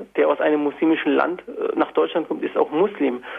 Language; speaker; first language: German; non-native, fluent; Turkish